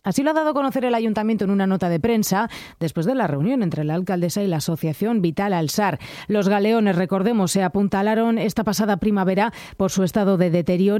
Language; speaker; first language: Spanish; native; Spanish